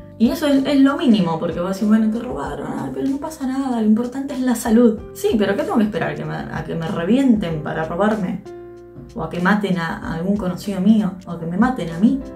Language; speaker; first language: Spanish; native; Spanish